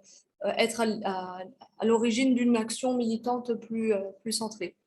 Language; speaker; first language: French; native; French